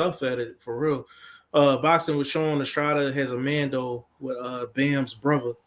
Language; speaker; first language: English; native; English